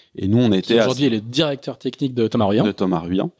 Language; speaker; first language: French; native; French